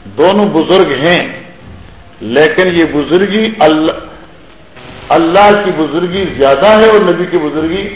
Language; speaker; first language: Urdu; non-native, local second language; Pashto